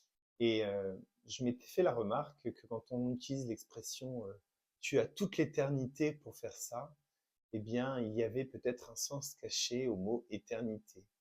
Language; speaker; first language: French; native; French